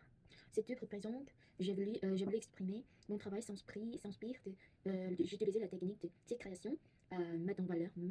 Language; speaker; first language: French; non-native, learner; Korean